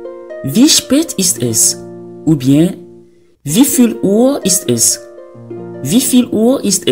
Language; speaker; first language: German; non-native, fluent; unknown